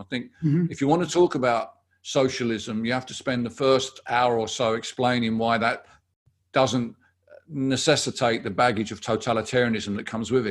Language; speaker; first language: English; native; English